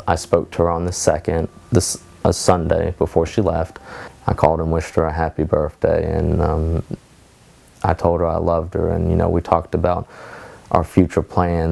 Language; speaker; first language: English; native; English